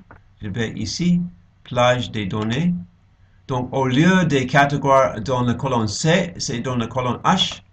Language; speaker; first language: French; non-native, fluent; English